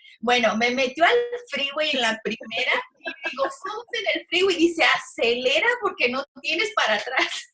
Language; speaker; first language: Spanish; early bilingual, heritage; Spanish